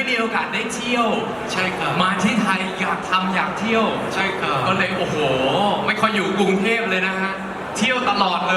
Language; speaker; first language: Thai; native; Thai